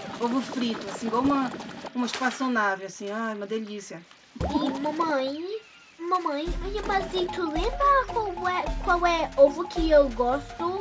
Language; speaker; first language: Portuguese; early bilingual, heritage; Portuguese